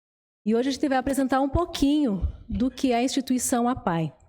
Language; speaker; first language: Portuguese; native; Portuguese